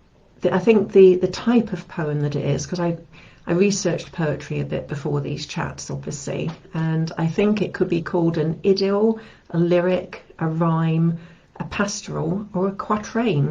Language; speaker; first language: English; native; English